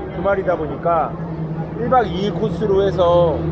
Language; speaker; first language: Korean; native; Korean